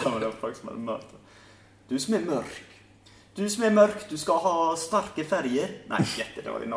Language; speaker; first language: Swedish; native; Swedish